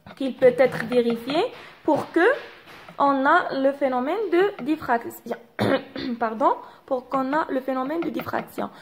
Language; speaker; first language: French; non-native, local second language; Arabic